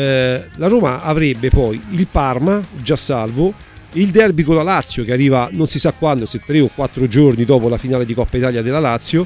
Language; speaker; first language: Italian; native; Italian